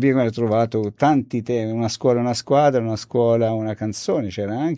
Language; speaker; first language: Italian; native; Italian